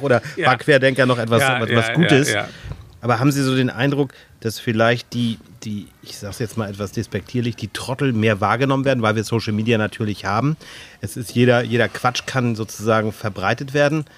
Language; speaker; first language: German; native; German